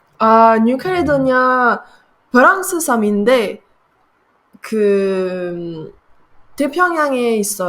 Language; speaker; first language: Korean; non-native, learner; French